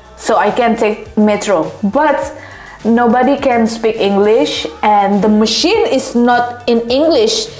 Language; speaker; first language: English; non-native, fluent; Indonesian